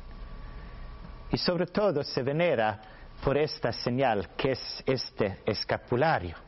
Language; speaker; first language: Spanish; non-native, learner; Swedish